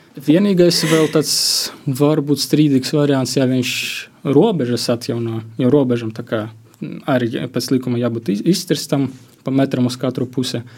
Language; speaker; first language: Latvian; non-native, local second language; Russian